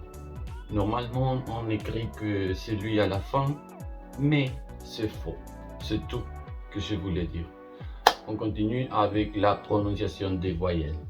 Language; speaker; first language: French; non-native, learner; Spanish